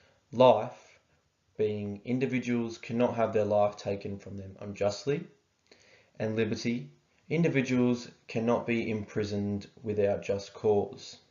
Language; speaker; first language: English; native; English